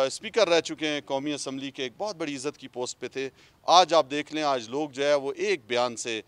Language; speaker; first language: Urdu; non-native, local second language; Pashto